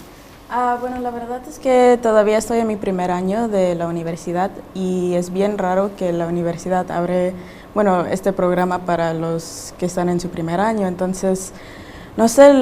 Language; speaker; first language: Spanish; early bilingual, heritage; Spanish